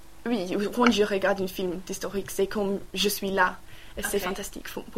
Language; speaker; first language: French; non-native, learner; English